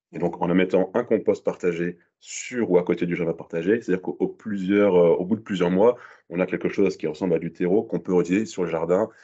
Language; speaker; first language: French; native; French